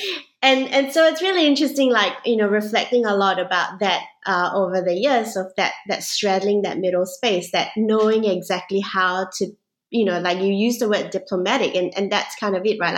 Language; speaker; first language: English; native; English